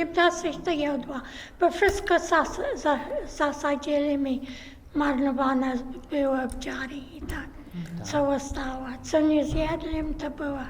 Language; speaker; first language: Polish; early bilingual, heritage; Polish